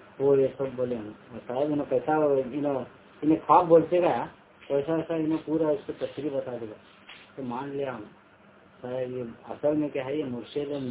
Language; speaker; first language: Urdu; native; Urdu